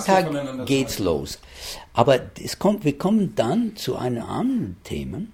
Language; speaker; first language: German; non-native, fluent; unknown